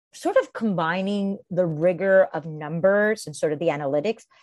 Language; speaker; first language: English; early bilingual, heritage; Spanish